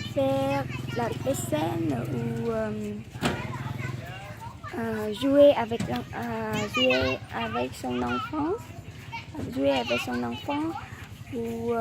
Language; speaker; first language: French; non-native, learner; Vietnamese